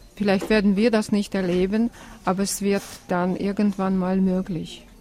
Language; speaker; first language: German; non-native, fluent; Russian